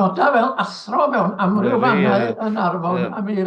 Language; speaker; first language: Welsh; native; Welsh